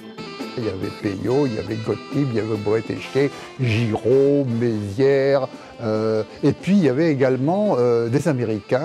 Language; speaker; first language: French; native; French